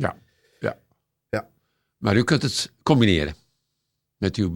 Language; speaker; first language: Dutch; native; Dutch